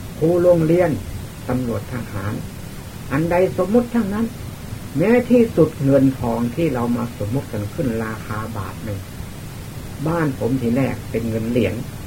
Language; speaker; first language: Thai; non-native, local second language; Lao